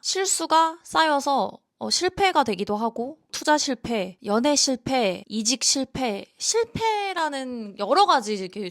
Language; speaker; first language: Korean; native; Korean